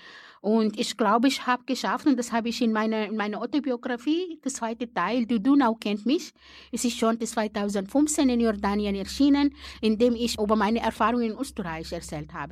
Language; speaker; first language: German; non-native, fluent; Arabic